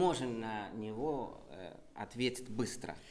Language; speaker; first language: Russian; non-native, fluent; Spanish